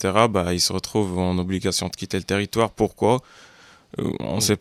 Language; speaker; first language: French; non-native, local second language; Arabic